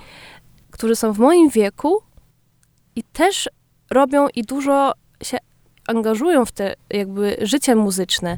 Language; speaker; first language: Polish; early bilingual, heritage; Polish